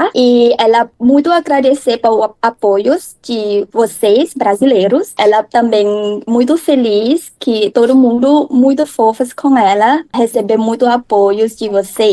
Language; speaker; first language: Portuguese; non-native, learner; Thai